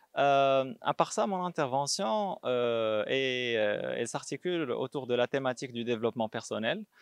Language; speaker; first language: French; non-native, local second language; Arabic